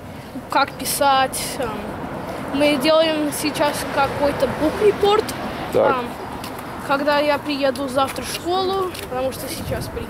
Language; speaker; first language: Russian; early bilingual, heritage; Russian